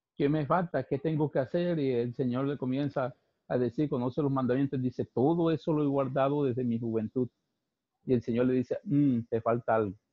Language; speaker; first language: Spanish; native; Spanish